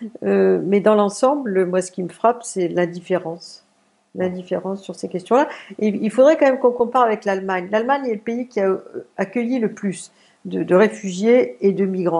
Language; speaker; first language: French; native; French